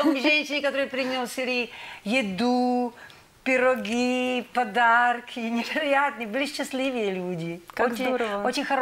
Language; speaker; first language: Russian; non-native, learner; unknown